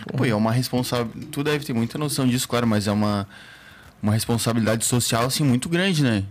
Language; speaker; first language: Portuguese; native; Portuguese